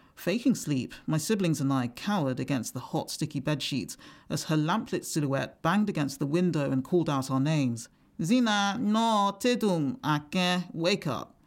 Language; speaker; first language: English; native; English